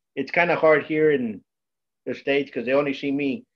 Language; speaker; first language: English; native; English